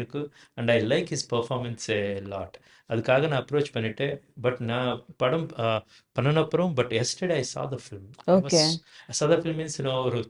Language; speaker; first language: Tamil; non-native, learner; Telugu